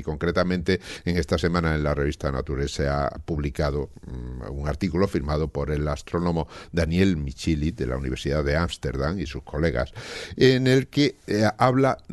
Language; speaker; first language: Spanish; native; Spanish